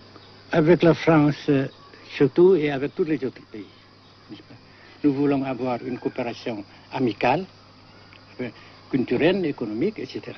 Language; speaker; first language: French; non-native, local second language; Vietnamese